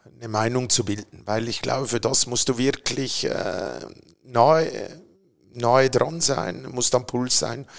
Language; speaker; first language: German; native; German